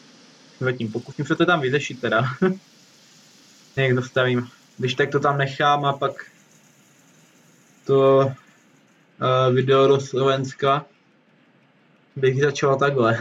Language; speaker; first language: Czech; native; Czech